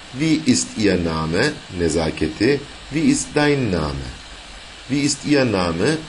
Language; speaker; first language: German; non-native, fluent; Turkish